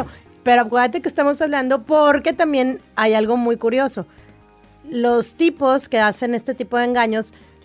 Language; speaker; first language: Spanish; native; Spanish